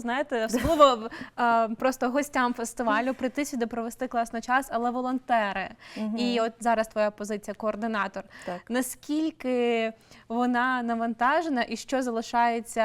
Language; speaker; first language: Ukrainian; native; Ukrainian